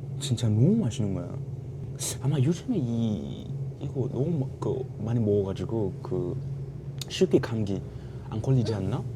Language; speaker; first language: Korean; non-native, fluent; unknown